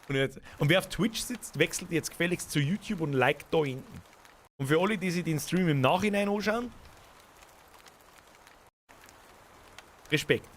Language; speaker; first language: German; native; German